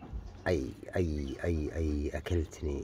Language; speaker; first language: Arabic; native; Arabic